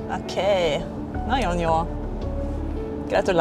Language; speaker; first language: Hungarian; non-native, learner; Norwegian